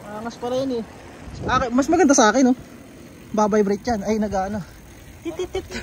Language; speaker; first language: Filipino; native; Filipino